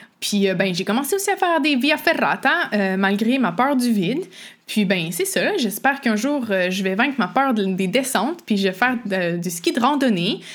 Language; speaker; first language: French; native; French